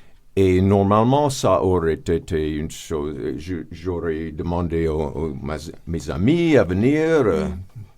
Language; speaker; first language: French; non-native, fluent; English